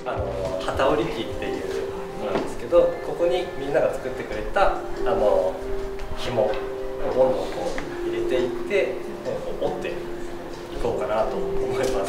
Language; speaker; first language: Japanese; native; Japanese